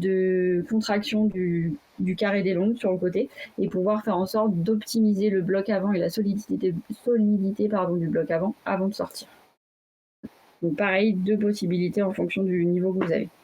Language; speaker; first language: French; native; French